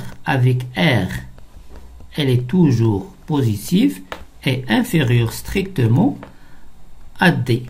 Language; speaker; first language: French; non-native, local second language; Arabic